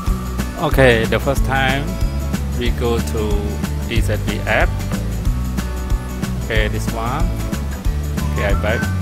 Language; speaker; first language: English; non-native, learner; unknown